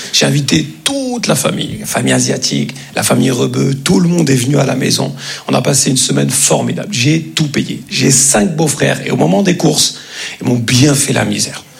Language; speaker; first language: French; native; French